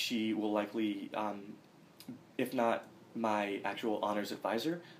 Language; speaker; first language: English; native; English